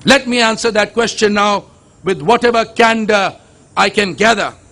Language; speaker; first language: English; non-native, local second language; Urdu